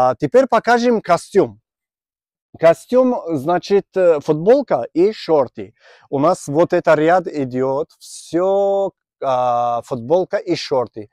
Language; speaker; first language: Russian; non-native, learner; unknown